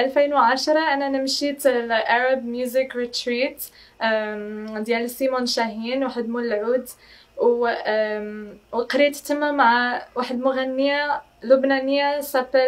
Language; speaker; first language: Arabic; non-native, fluent; English